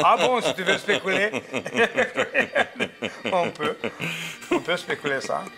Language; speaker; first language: French; non-native, fluent; Romanian